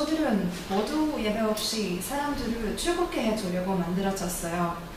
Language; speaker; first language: Korean; non-native, learner; Hungarian